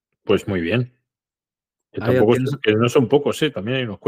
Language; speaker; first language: Spanish; native; Spanish